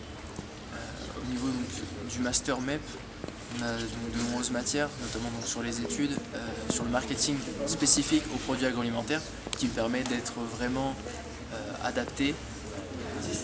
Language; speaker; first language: French; native; French